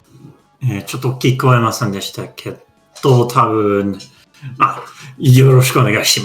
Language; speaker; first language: Japanese; non-native, fluent; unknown